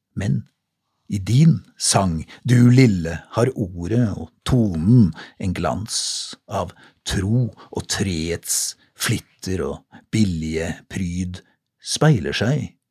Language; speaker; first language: Norwegian; native; Norwegian